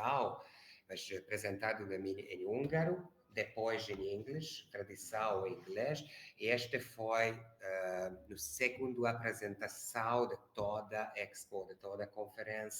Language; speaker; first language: Portuguese; non-native, learner; Hungarian